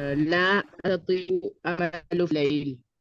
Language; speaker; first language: Arabic; non-native, learner; Urdu